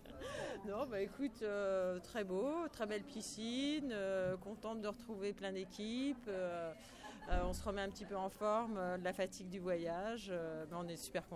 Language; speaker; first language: French; native; French